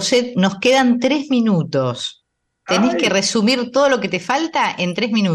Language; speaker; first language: Spanish; native; Spanish